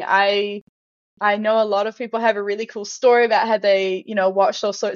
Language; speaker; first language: English; native; English